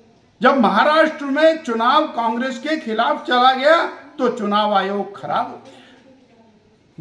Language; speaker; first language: Hindi; native; Hindi